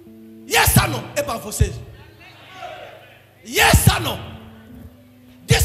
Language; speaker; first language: Portuguese; non-native, learner; Lingala